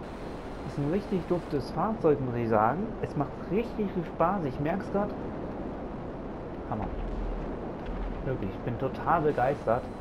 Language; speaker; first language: German; native; German